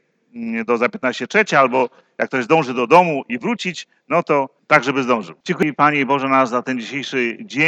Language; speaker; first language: Polish; native; Polish